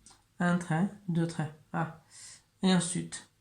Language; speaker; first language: French; non-native, learner; Chinese